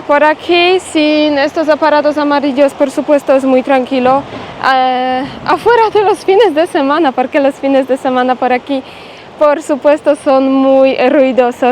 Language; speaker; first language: Spanish; non-native, learner; Polish